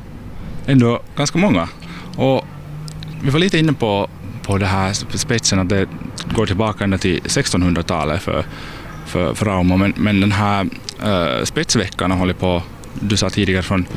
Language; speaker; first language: Swedish; native; Swedish